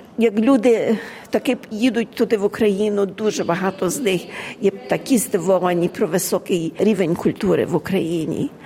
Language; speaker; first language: Ukrainian; early bilingual, heritage; Ukrainian